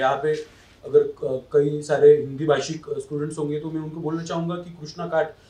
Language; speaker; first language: Hindi; non-native, local second language; Marathi